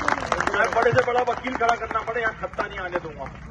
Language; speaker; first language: Hindi; native; Hindi